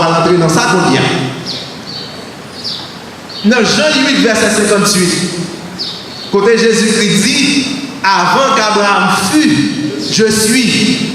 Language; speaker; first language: French; non-native, learner; Haitian Creole